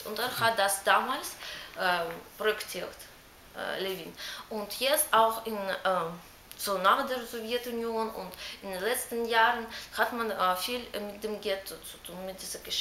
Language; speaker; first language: German; non-native, learner; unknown